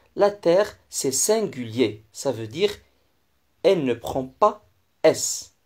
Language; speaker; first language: French; non-native, local second language; Arabic